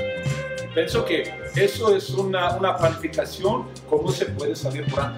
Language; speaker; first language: Portuguese; non-native, learner; Croatian